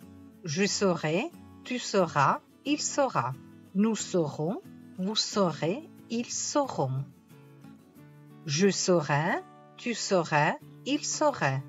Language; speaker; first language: French; non-native, fluent; Italian